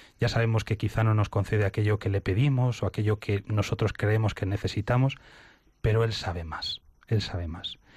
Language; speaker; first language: Spanish; native; Spanish